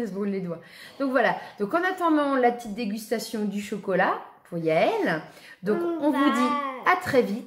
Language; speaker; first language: French; native; French